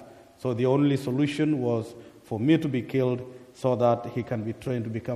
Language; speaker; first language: English; non-native, local second language; Masai